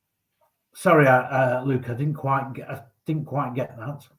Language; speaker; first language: English; native; English